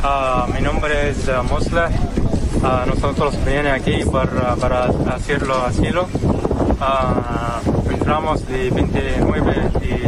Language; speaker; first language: Spanish; non-native, learner; Arabic